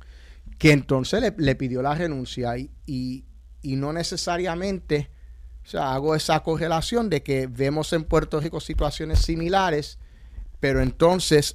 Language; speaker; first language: Spanish; native; Spanish